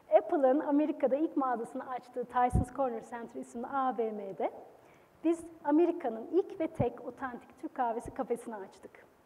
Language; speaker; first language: Turkish; native; Turkish